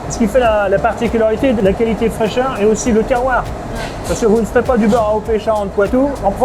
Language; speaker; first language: French; native; French